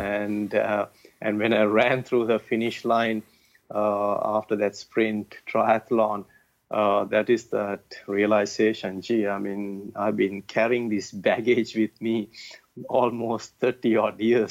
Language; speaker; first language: English; non-native, local second language; Tamil